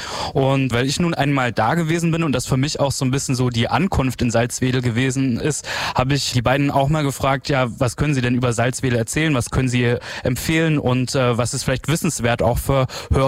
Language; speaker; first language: German; native; German